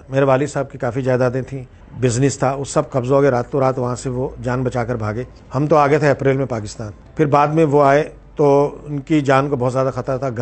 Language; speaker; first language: Urdu; native; Urdu